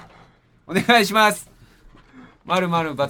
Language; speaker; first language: Japanese; native; Japanese